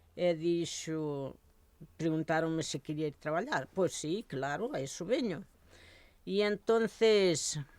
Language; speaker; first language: Galician; native; Galician